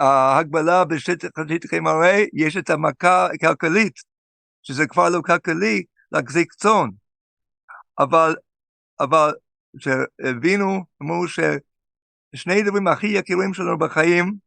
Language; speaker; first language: Hebrew; non-native, fluent; English